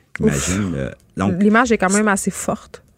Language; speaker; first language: French; native; French